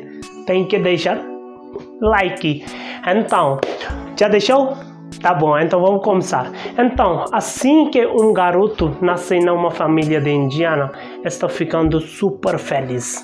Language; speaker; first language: Portuguese; non-native, learner; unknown